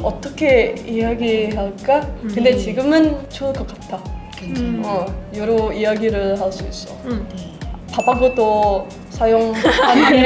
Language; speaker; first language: Korean; non-native, learner; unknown